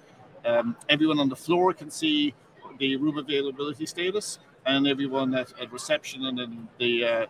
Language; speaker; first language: English; native; English